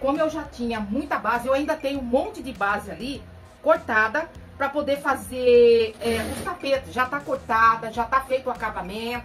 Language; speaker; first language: Portuguese; native; Portuguese